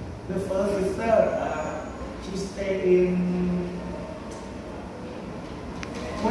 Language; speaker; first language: English; non-native, learner; Thai